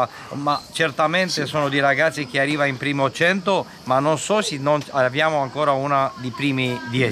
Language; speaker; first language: Italian; non-native, fluent; Romanian